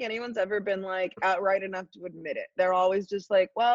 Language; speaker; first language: English; native; English